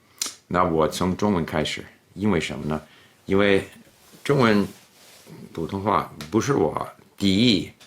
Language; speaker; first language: Chinese; non-native, fluent; English